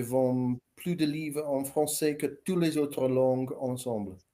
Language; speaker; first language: French; non-native, learner; English